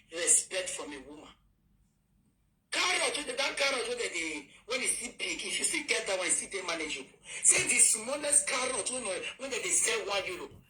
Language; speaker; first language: Nigerian Pidgin; native; Nigerian Pidgin